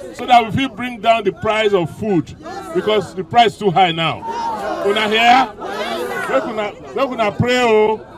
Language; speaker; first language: Nigerian Pidgin; non-native, local second language; Bini